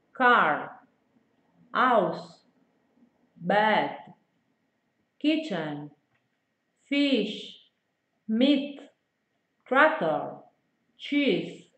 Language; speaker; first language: English; non-native, fluent; Italian